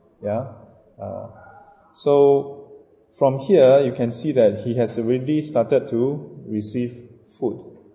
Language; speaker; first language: English; non-native, local second language; Chinese